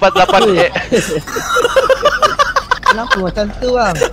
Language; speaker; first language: Malay; native; Malay